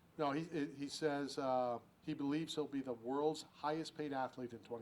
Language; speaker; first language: English; native; English